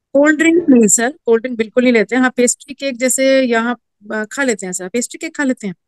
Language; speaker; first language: Hindi; native; Hindi